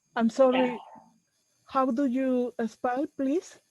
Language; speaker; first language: English; non-native, learner; Spanish